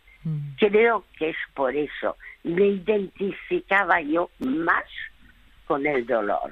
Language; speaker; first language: Spanish; early bilingual, other home language; French